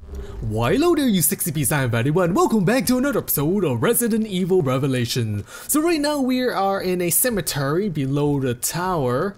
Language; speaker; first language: English; native; English